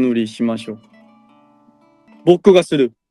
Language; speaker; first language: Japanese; non-native, learner; Korean